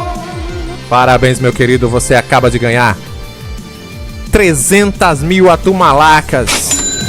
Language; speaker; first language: Portuguese; native; Portuguese